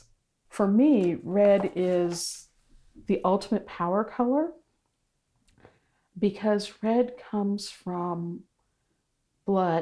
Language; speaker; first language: English; native; English